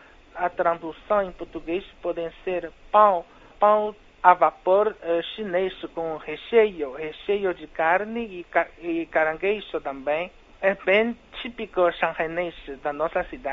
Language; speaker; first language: Portuguese; non-native, fluent; Chinese